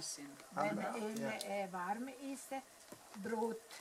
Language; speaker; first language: German; non-native, learner; Italian